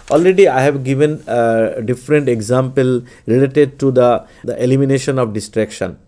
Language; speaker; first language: English; non-native, local second language; Bangla